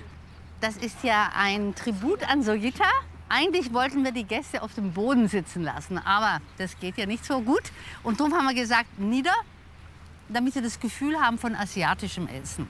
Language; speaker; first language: German; native; German